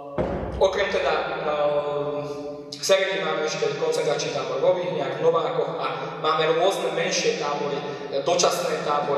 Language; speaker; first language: Slovak; native; Slovak